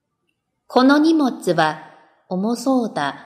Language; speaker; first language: Japanese; non-native, fluent; Chinese